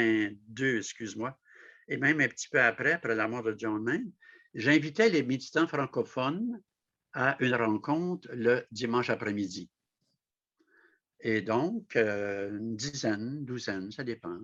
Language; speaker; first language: French; native; French